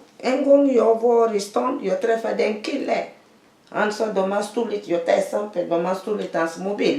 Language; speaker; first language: Swedish; non-native, learner; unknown